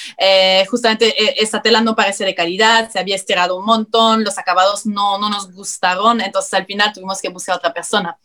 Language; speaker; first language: Spanish; non-native, fluent; French